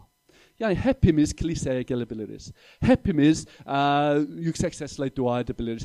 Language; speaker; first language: Turkish; non-native, fluent; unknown